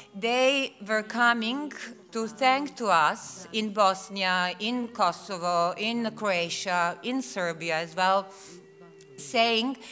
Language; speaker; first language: English; non-native, fluent; Serbian